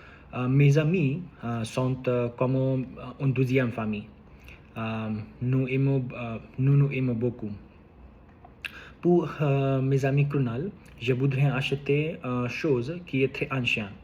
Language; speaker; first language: French; non-native, learner; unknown